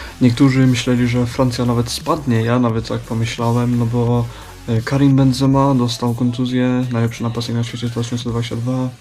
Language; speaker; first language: Polish; early bilingual, heritage; Polish